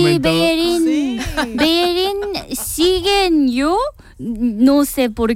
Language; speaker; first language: Spanish; non-native, learner; Korean